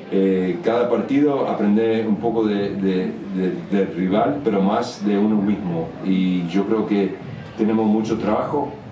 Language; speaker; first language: Spanish; early bilingual, heritage; English